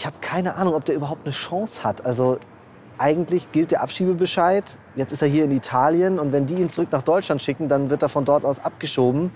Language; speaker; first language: German; native; German